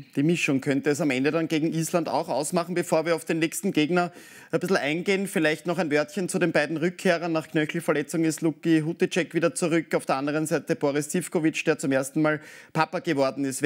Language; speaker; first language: German; native; German